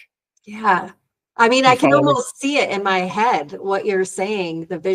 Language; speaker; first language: English; native; English